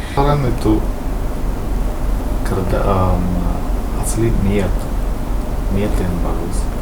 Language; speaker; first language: Indonesian; non-native, local second language; Malayalam